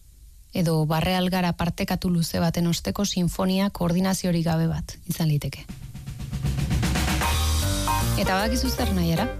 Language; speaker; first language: Basque; native; Basque